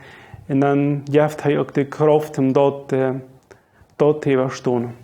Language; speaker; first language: German; non-native, local second language; Low German